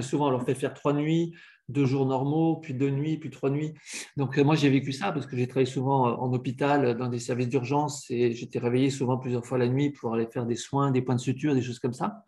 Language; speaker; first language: French; native; French